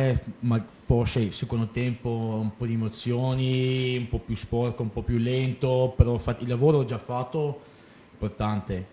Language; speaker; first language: Italian; non-native, fluent; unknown